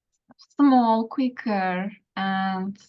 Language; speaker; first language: English; non-native, learner; Turkish